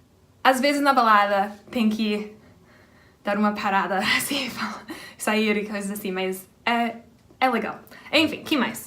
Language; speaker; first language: Portuguese; non-native, fluent; English